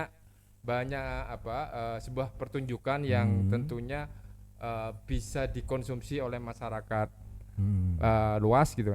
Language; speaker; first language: Indonesian; non-native, local second language; Javanese